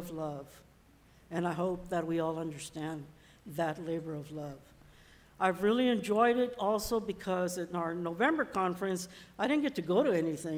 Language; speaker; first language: English; native; English